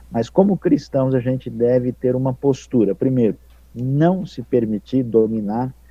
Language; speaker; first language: Portuguese; non-native, fluent; Ukrainian